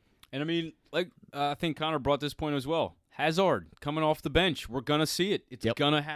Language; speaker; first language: English; native; English